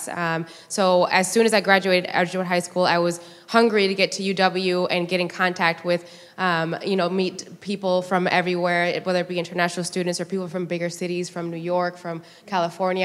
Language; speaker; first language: English; native; English